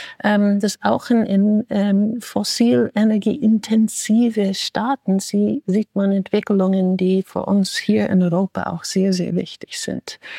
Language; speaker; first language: German; non-native, fluent; English